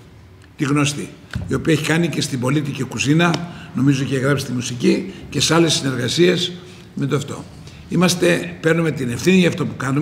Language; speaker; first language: Greek; native; Greek